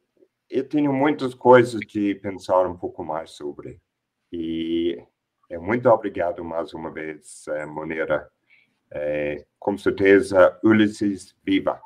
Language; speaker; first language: Portuguese; non-native, fluent; English